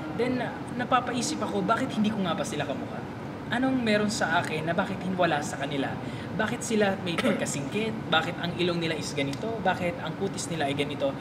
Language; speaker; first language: Filipino; native; Filipino